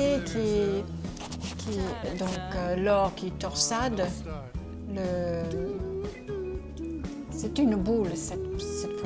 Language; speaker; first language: French; non-native, fluent; English